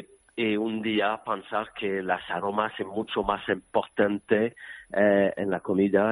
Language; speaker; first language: Spanish; non-native, learner; French